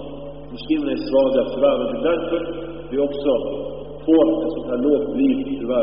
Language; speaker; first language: Swedish; early bilingual, other home language; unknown